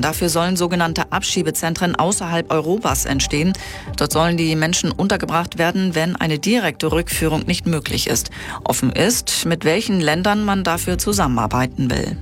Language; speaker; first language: German; native; German